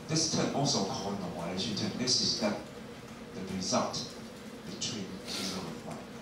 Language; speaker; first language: English; non-native, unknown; Chinese